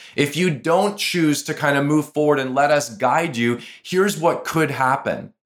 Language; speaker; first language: English; native; English